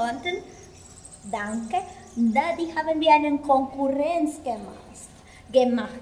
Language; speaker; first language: German; non-native, fluent; Spanish